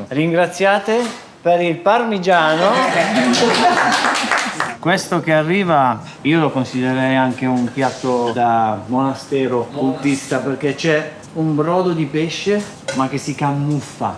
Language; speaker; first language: Italian; native; Italian